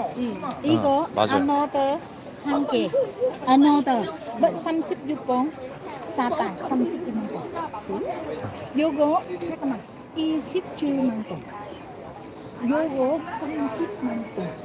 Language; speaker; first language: Korean; non-native, learner; Vietnamese